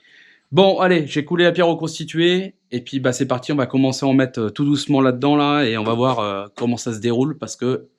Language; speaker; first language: French; native; French